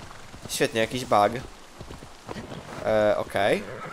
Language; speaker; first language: Polish; native; Polish